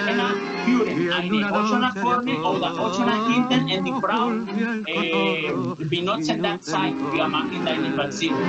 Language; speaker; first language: German; non-native, learner; Spanish